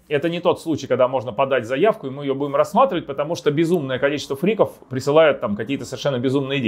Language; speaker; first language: Russian; native; Russian